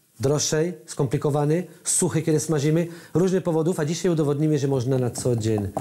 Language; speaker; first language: Polish; non-native, learner; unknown